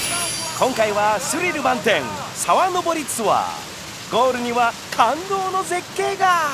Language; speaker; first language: Japanese; native; Japanese